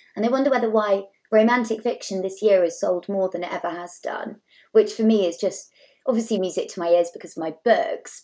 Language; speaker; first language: English; native; English